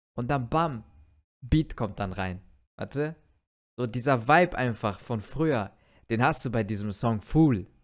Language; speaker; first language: German; early bilingual, other home language; Turkish